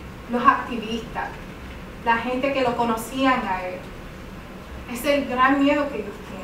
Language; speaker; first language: Spanish; early bilingual, heritage; Spanish